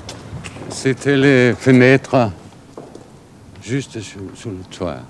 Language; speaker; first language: French; non-native, fluent; Danish